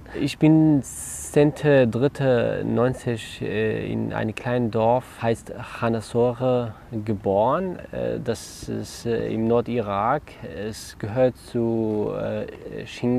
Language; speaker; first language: German; non-native, learner; Kurdish